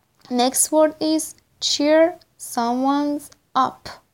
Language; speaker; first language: English; non-native, fluent; Persian